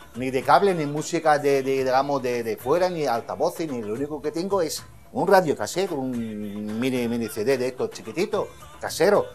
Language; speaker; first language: Spanish; non-native, fluent; Arabic